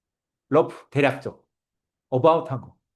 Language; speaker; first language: Korean; native; Korean